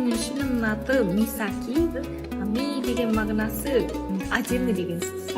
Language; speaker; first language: Kazakh; non-native, learner; Japanese